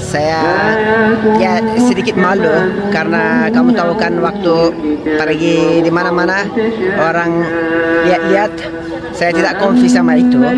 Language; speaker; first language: Indonesian; non-native, learner; Turkish